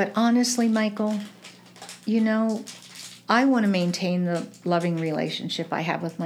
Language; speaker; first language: English; native; English